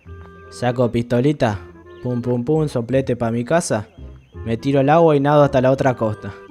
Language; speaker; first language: Spanish; native; Spanish